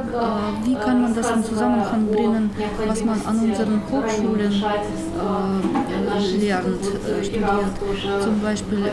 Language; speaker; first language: German; non-native, fluent; Russian